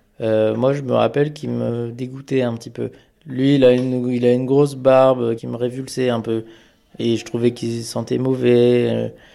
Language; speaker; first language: French; early bilingual, other home language; Amharic